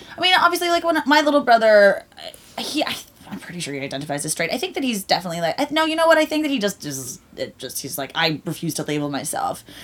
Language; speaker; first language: English; native; English